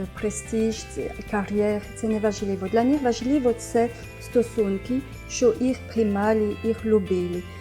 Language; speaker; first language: Ukrainian; non-native, fluent; French